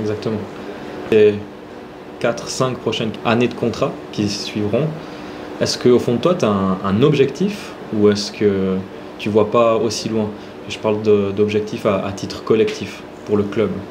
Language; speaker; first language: French; native; French